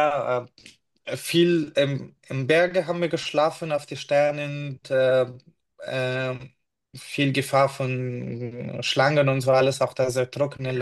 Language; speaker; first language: German; non-native, fluent; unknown